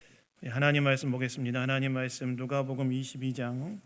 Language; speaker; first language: Korean; native; Korean